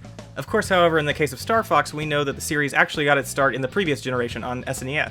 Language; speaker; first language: English; native; English